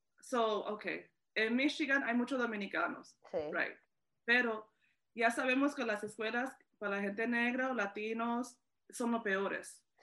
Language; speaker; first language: Spanish; early bilingual, heritage; Spanish